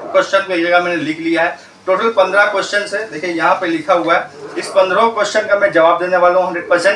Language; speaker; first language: Hindi; native; Hindi